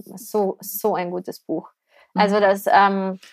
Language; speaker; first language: German; native; German